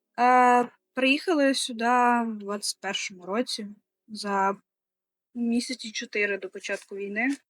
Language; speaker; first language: Ukrainian; native; Ukrainian